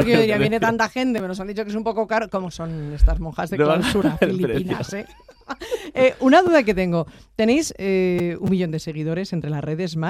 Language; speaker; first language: Spanish; native; Spanish